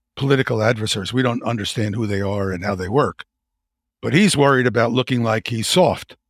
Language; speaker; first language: English; native; English